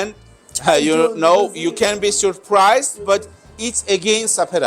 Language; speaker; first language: English; non-native, learner; Georgian